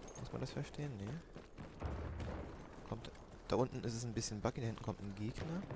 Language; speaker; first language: German; native; German